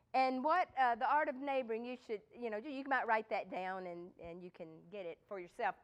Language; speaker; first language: English; native; English